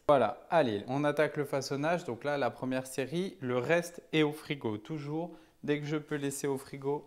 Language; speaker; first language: French; native; French